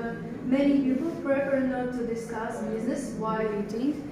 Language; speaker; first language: English; non-native, learner; Russian